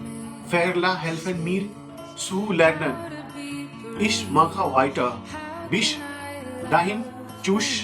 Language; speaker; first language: German; non-native, learner; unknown